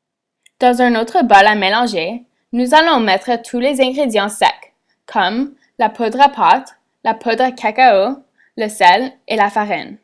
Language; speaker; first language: French; non-native, learner; English